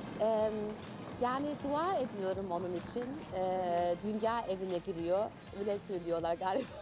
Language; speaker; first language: Turkish; non-native, fluent; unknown